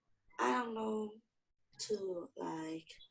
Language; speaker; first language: English; non-native, learner; Vietnamese